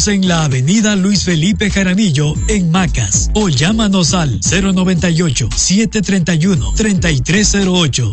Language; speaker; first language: Spanish; native; Spanish